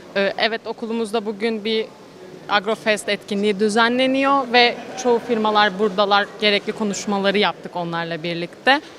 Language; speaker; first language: Turkish; native; Turkish